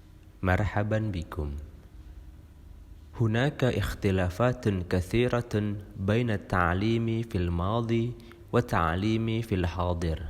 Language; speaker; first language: Arabic; non-native, fluent; Indonesian